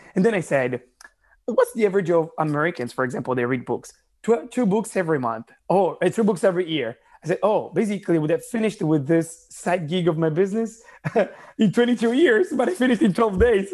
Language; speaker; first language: English; non-native, fluent; Italian